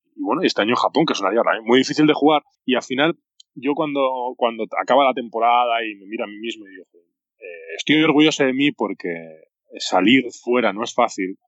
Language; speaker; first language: Spanish; native; Spanish